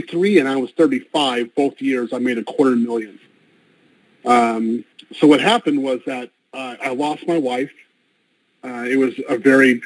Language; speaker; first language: English; native; English